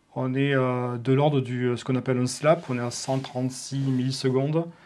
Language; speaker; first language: French; native; French